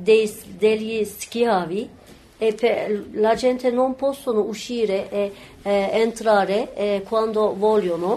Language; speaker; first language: Italian; non-native, learner; Turkish